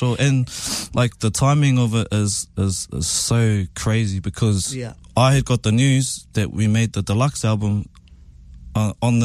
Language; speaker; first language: English; native; English